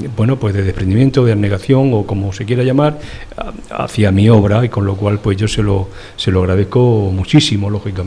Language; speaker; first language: Spanish; native; Spanish